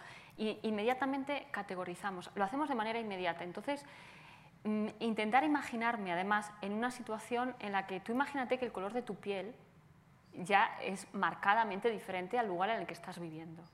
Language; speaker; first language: Spanish; native; Spanish